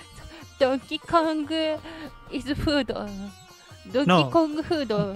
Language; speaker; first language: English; non-native, learner; Japanese